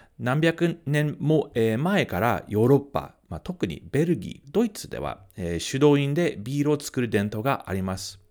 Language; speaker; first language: Japanese; non-native, fluent; English